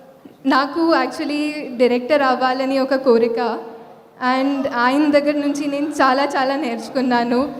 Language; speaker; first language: Telugu; non-native, fluent; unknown